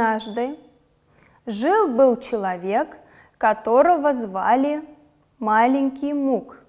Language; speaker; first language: Russian; non-native, local second language; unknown